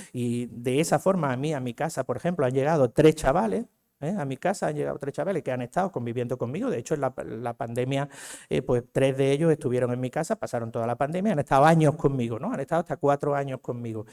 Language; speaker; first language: Spanish; native; Spanish